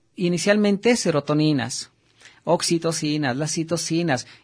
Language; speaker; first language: Spanish; native; Spanish